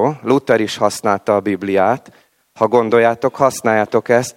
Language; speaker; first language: Hungarian; native; Hungarian